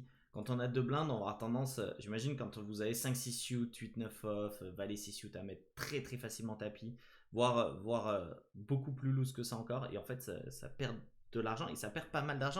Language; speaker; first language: French; native; French